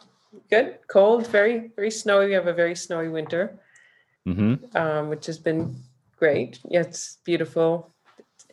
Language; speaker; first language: English; native; English